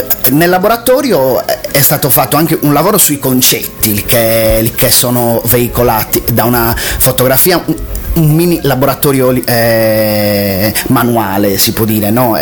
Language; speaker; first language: Italian; native; Italian